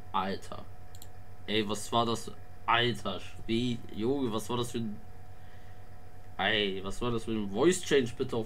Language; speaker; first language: German; native; German